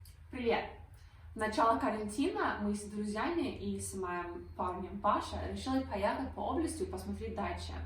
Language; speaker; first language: Russian; non-native, fluent; English